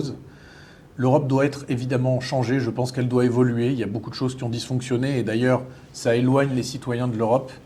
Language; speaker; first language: French; native; French